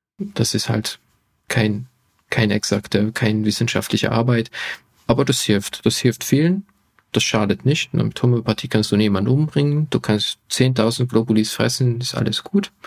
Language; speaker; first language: German; non-native, fluent; Hungarian